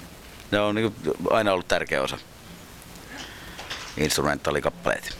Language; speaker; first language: Finnish; native; Finnish